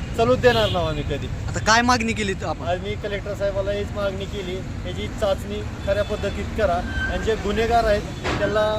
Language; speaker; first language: Marathi; non-native, local second language; Urdu